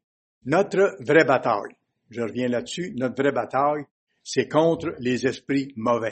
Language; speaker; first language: French; native; French